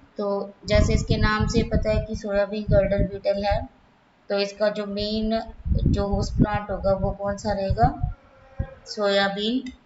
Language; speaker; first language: Hindi; native; Hindi